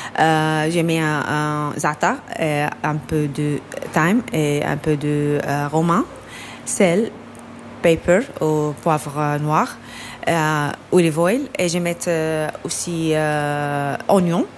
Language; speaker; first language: French; non-native, learner; Arabic